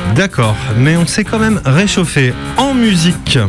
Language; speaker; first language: French; native; French